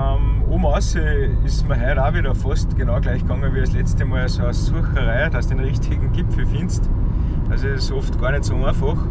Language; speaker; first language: German; native; German